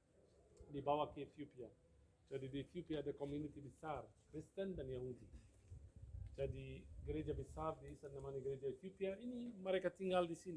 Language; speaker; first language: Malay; non-native, fluent; Arabic